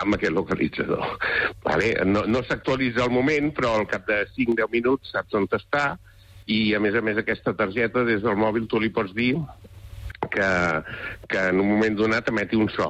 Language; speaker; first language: Catalan; native; Catalan